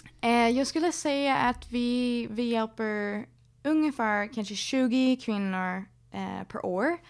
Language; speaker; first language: Swedish; non-native, fluent; English